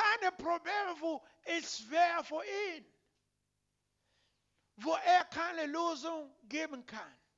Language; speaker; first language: German; non-native, learner; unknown